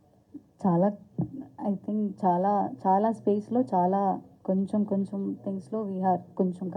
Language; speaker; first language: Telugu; non-native, learner; Malayalam